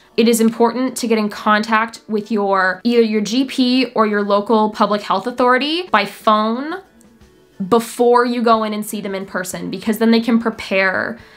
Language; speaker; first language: English; native; English